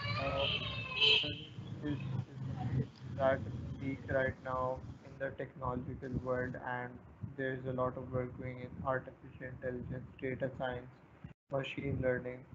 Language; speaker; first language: English; non-native, local second language; Urdu